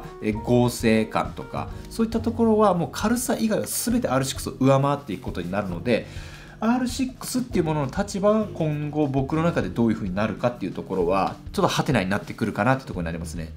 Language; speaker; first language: Japanese; native; Japanese